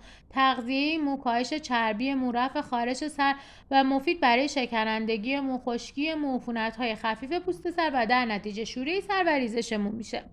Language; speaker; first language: Persian; native; Persian